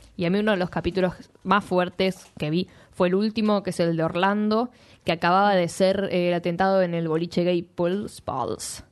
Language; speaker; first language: Spanish; native; Spanish